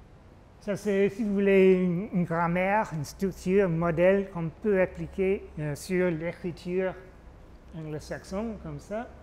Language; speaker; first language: French; non-native, fluent; English